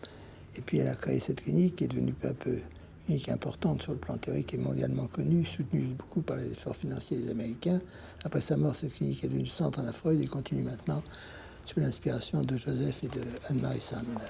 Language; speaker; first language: French; native; French